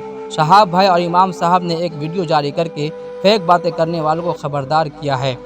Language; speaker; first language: Urdu; native; Urdu